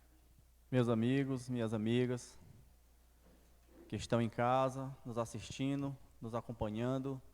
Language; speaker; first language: Portuguese; native; Portuguese